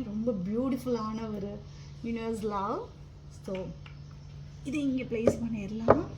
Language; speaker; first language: Tamil; non-native, local second language; Malayalam